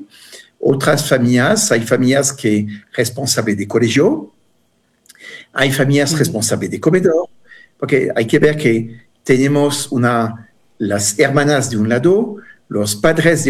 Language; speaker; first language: Spanish; non-native, fluent; French